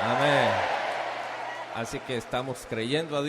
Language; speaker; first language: Spanish; native; Spanish